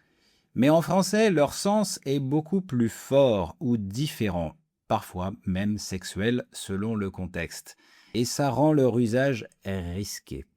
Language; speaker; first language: French; native; French